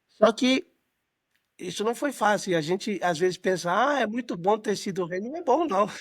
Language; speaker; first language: Portuguese; non-native, fluent; Spanish